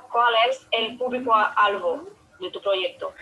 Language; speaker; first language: Spanish; non-native, fluent; Portuguese